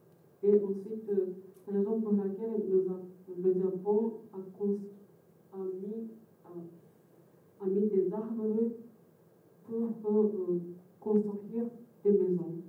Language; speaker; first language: French; non-native, fluent; Japanese